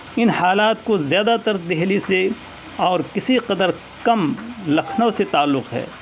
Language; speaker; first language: Urdu; native; Urdu